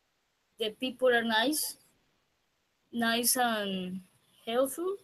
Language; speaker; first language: English; non-native, learner; Spanish